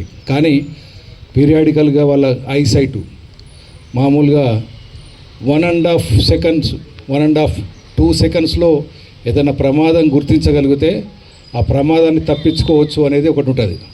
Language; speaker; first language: Telugu; native; Telugu